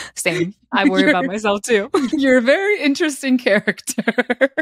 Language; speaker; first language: English; early bilingual, other home language; Hindi